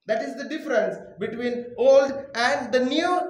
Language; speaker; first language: English; non-native, local second language; Marathi